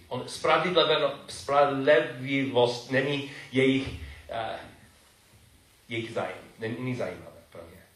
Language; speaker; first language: Czech; non-native, fluent; English